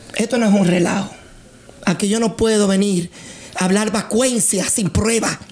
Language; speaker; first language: Spanish; native; Spanish